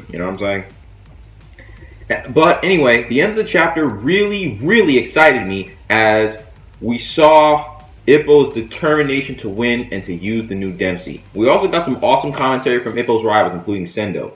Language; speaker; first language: English; native; English